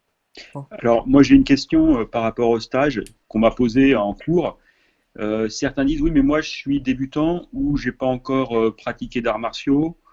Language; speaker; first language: French; native; French